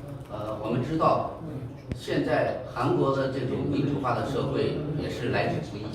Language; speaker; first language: Chinese; native; Chinese